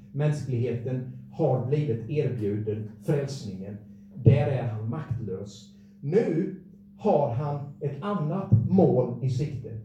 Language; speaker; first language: Swedish; native; Swedish